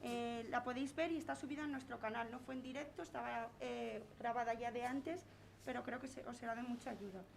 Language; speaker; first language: Spanish; native; Spanish